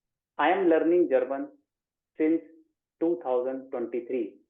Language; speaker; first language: English; non-native, local second language; Hindi